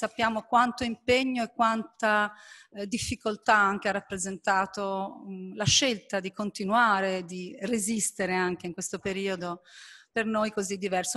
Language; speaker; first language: Italian; native; Italian